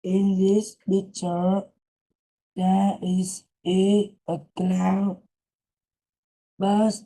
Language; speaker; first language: English; non-native, learner; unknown